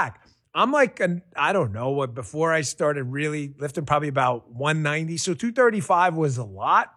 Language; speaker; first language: English; native; English